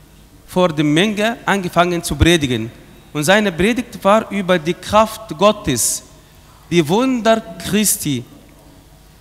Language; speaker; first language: German; non-native, fluent; Arabic